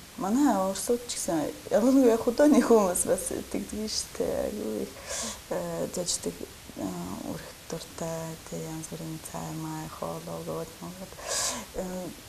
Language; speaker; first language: Mongolian; non-native, learner; Russian